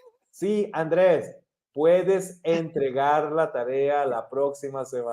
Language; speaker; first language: Spanish; non-native, fluent; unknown